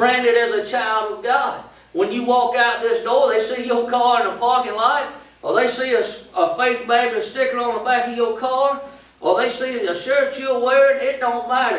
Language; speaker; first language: English; native; English